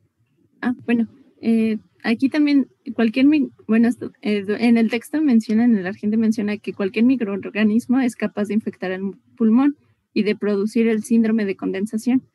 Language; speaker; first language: Spanish; native; Spanish